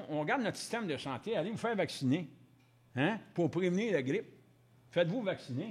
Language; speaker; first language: French; native; French